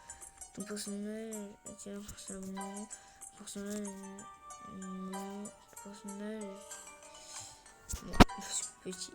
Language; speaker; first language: French; early bilingual, other home language; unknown